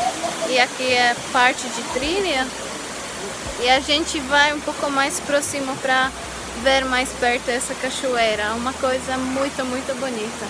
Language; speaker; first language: Portuguese; non-native, fluent; Polish